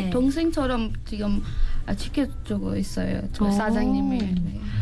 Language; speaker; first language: Korean; non-native, learner; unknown